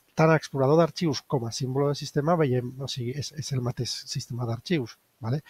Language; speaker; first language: Catalan; non-native, local second language; Spanish